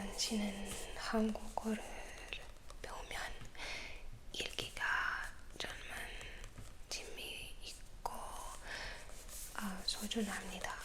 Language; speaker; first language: Korean; non-native, learner; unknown